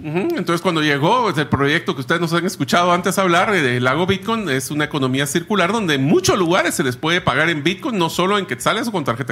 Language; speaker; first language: Spanish; native; Spanish